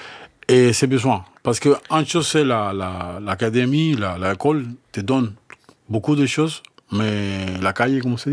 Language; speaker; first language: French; non-native, fluent; Spanish